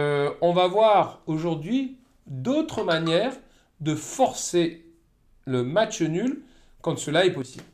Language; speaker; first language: French; native; French